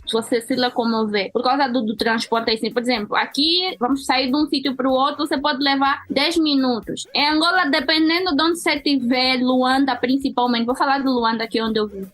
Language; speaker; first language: Portuguese; native; Portuguese